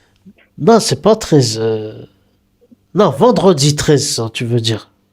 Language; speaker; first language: French; native; French